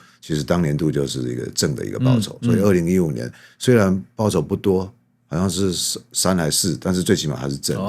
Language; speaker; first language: Chinese; native; Chinese